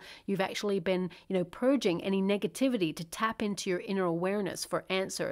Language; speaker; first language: English; native; English